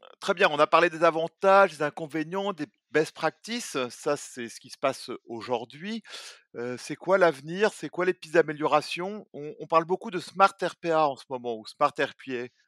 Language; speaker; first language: French; native; French